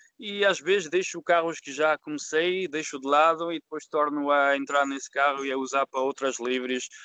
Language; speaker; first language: Portuguese; early bilingual, heritage; Portuguese